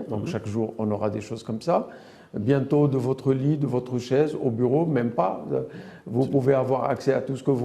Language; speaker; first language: French; non-native, local second language; Arabic